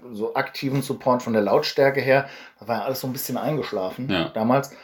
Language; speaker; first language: German; native; German